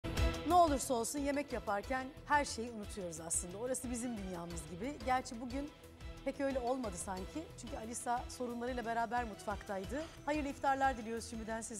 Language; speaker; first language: Turkish; native; Turkish